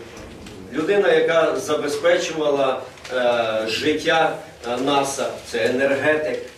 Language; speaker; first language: Ukrainian; native; Ukrainian